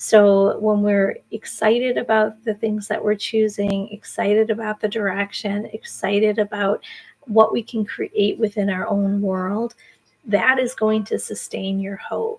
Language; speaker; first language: English; native; English